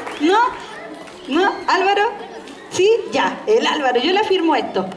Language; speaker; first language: Spanish; native; Spanish